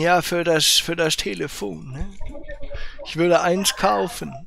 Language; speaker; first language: German; native; German